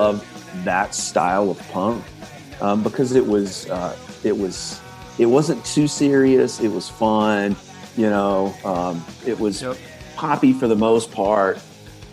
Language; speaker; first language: English; native; English